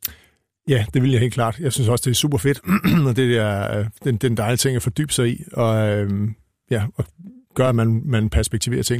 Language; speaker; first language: Danish; native; Danish